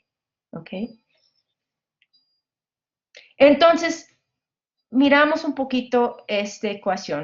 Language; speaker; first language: Spanish; non-native, fluent; English